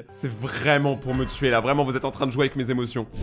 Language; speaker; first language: French; native; French